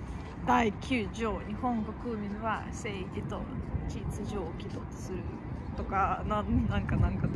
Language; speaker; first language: Japanese; non-native, fluent; Russian